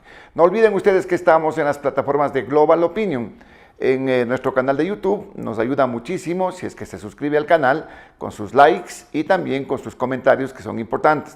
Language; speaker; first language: Spanish; native; Spanish